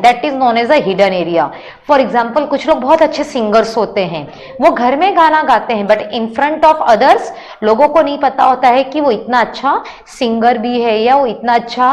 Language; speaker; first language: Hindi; native; Hindi